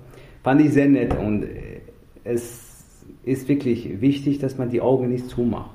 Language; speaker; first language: German; non-native, fluent; Persian